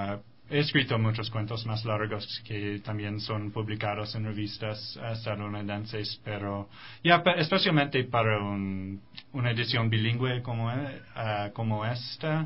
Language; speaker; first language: Spanish; non-native, fluent; English